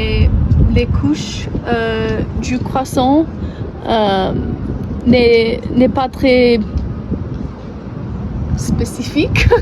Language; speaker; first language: French; non-native, learner; English